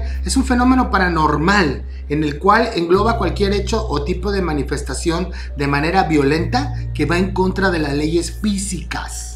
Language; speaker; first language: Spanish; native; Spanish